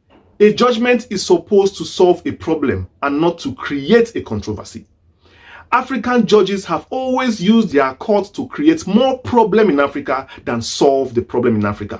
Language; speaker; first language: English; non-native, local second language; Igbo